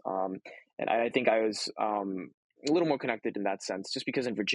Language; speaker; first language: English; early bilingual, other home language; Korean